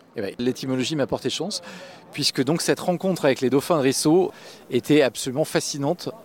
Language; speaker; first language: French; native; French